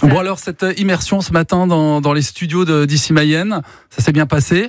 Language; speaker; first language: French; native; French